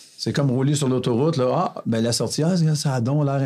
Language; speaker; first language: French; native; French